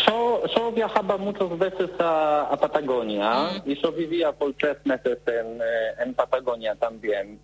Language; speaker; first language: Spanish; non-native, learner; Polish